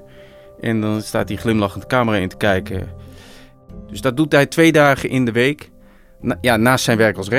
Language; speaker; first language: Dutch; native; Dutch